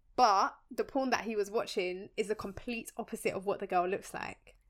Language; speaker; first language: English; early bilingual, other home language; Spanish